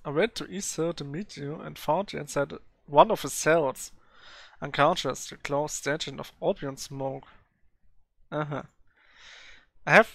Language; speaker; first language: English; non-native, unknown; German